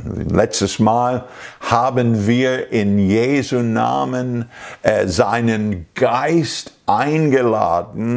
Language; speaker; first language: German; non-native, fluent; English